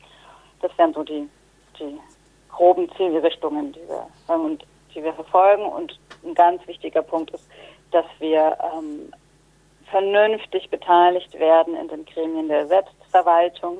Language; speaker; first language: German; native; German